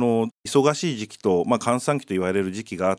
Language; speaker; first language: Japanese; native; Japanese